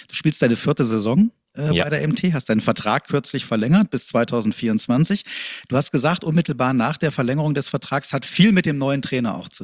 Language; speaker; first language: German; native; German